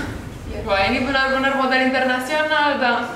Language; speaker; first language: Indonesian; non-native, fluent; Romanian